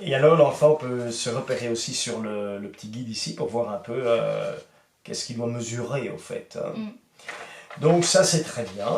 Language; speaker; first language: French; native; French